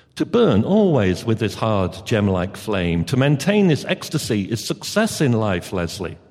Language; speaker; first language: English; native; English